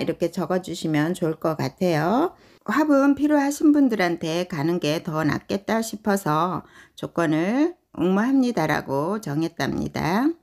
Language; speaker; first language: Korean; native; Korean